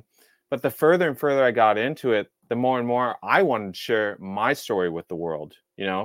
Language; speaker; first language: English; native; English